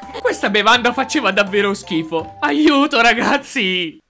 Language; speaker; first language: Italian; native; Italian